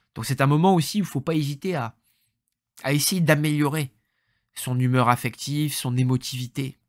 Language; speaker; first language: French; native; French